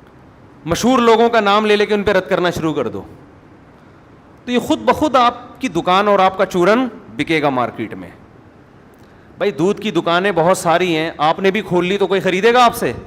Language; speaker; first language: Urdu; native; Urdu